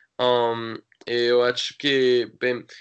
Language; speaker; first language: Portuguese; non-native, learner; English